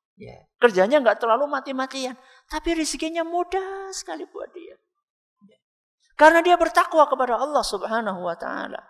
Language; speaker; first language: Indonesian; non-native, local second language; Javanese